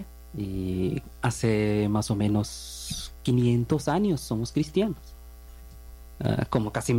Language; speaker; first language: Spanish; non-native, learner; Bangla